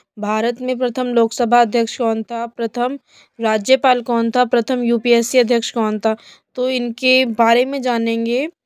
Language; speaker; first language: Hindi; native; Hindi